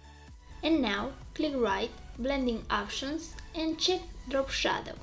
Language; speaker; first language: English; non-native, fluent; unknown